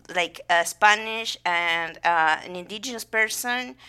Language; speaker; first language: English; non-native, fluent; Spanish